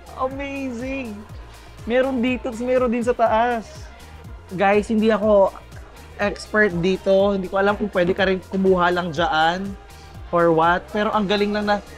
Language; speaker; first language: Filipino; native; Filipino